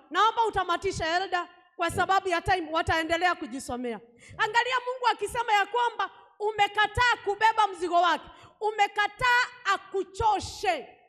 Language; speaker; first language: Swahili; non-native, local second language; Kikuyu